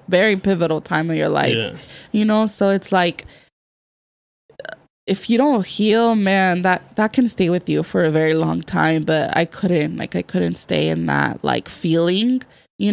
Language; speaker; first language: English; native; English